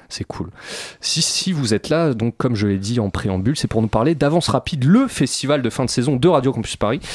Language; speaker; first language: French; native; French